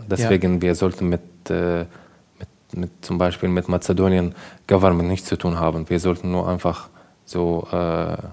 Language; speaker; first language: German; non-native, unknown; Arabic